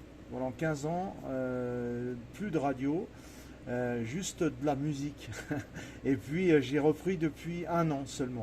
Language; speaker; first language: French; native; French